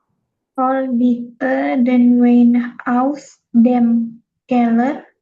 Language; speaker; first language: German; non-native, learner; Indonesian